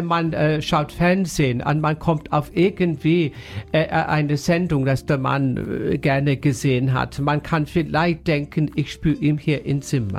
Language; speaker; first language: German; non-native, fluent; English